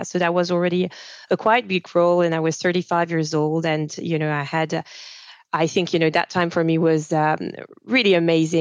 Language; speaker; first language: English; non-native, fluent; French